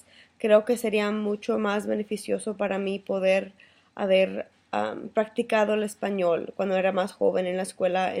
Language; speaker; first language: Spanish; early bilingual, heritage; Spanish